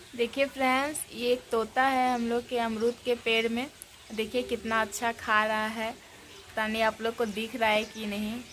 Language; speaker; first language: Hindi; native; Hindi